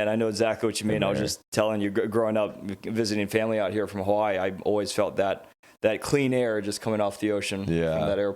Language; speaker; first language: English; native; English